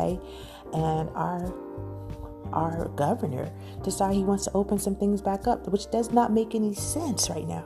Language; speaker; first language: English; native; English